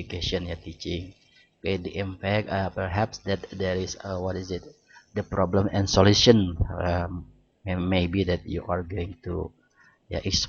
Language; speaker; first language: English; non-native, learner; Indonesian